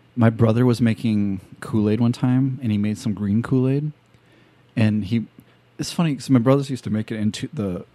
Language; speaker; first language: English; native; English